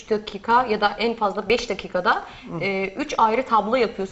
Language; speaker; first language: Turkish; native; Turkish